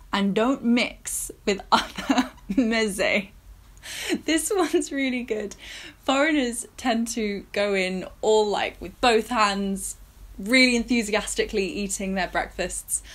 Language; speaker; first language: English; native; English